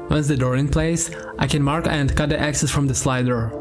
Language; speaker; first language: English; non-native, learner; Ukrainian